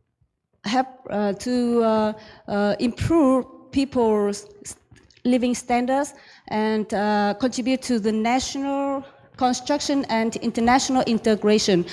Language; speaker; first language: English; non-native, learner; Vietnamese